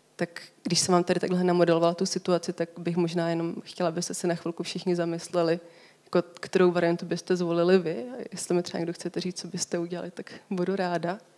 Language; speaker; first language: Czech; native; Czech